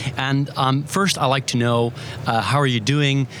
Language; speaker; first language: English; non-native, fluent; Dutch